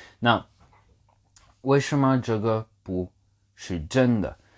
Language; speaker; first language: Chinese; non-native, learner; English